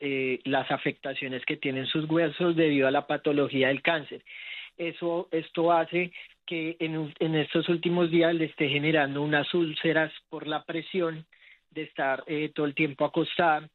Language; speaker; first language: Spanish; native; Spanish